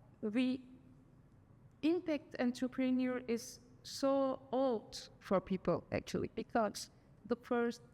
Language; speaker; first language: English; non-native, learner; Turkish